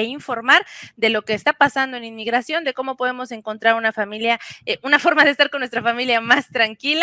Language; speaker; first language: Spanish; native; Spanish